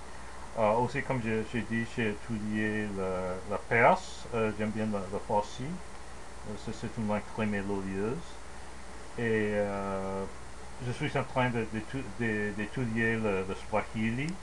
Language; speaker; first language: French; non-native, learner; English